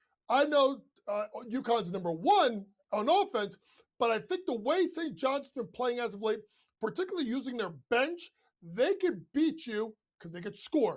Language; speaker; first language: English; native; English